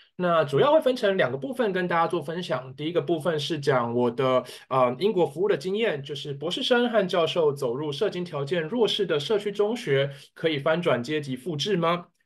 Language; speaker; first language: Chinese; native; Chinese